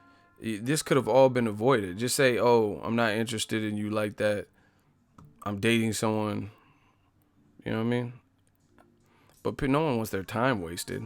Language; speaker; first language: English; native; English